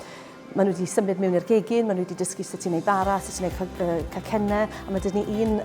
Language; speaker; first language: Welsh; native; Welsh